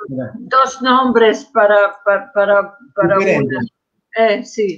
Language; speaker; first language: Spanish; non-native, fluent; Croatian